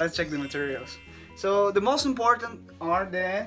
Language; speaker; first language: English; non-native, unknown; Portuguese